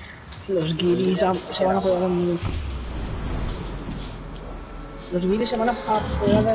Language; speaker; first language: Spanish; native; Spanish